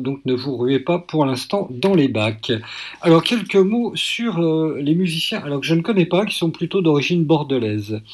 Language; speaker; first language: French; native; French